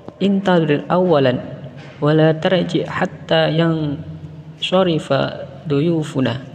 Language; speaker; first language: Arabic; non-native, learner; Indonesian